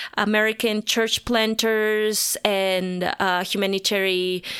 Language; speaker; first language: English; non-native, fluent; Spanish